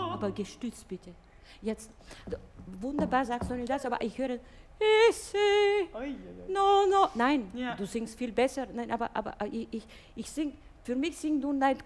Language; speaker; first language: German; non-native, fluent; Bulgarian